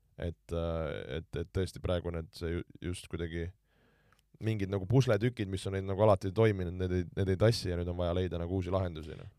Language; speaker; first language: Estonian; native; Estonian